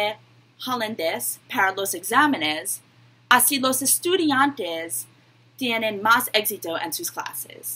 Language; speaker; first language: Spanish; non-native, learner; English